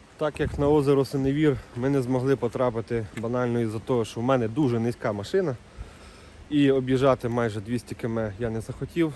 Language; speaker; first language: Ukrainian; non-native, local second language; Russian